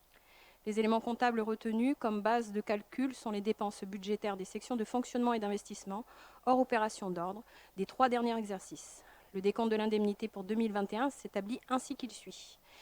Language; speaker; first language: French; native; French